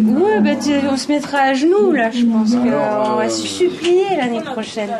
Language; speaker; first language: French; native; French